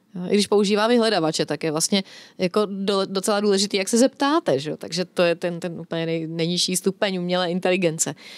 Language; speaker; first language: Czech; native; Czech